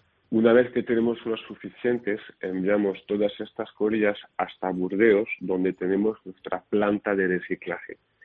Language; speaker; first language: Spanish; non-native, fluent; French